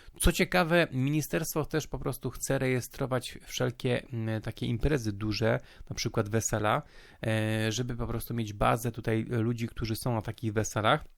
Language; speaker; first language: Polish; native; Polish